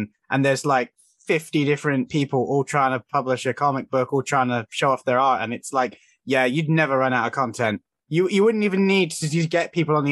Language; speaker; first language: English; native; English